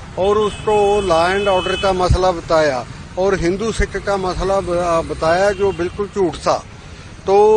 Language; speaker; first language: Hindi; non-native, local second language; Punjabi